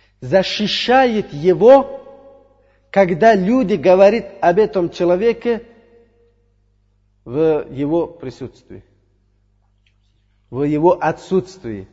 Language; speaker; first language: Russian; non-native, fluent; Uzbek